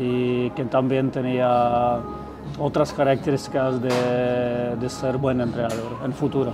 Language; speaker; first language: Spanish; non-native, fluent; Czech